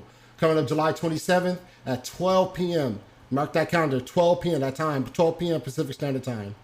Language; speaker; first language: English; native; English